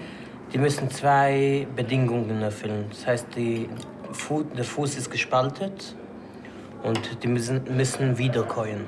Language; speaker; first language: German; non-native, fluent; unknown